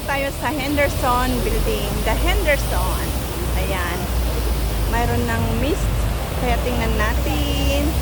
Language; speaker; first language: Filipino; native; Filipino